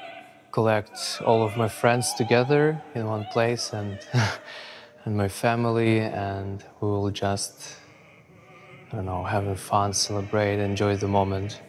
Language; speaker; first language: English; non-native, fluent; Ukrainian